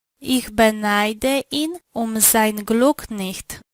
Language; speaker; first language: German; non-native, learner; Polish